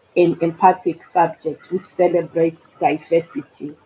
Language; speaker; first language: English; non-native, local second language; Shona